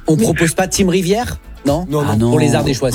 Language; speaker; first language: French; native; French